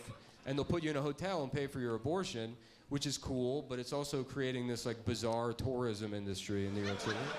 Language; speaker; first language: English; native; English